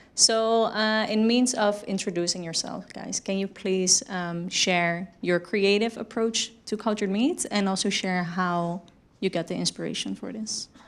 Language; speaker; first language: English; non-native, fluent; Dutch